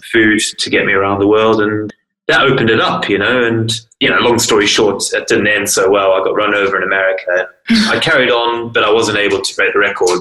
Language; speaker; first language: English; native; English